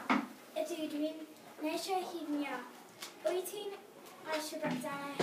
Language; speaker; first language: Welsh; non-native, learner; English